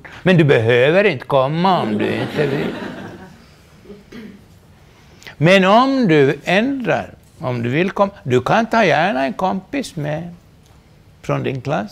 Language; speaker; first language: Swedish; non-native, local second language; Finnish